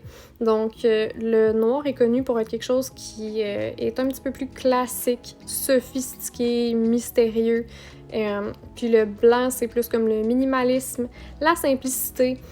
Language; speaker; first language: French; native; French